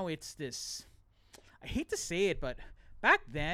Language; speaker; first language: English; native; English